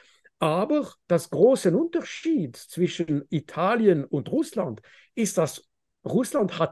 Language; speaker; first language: German; non-native, fluent; French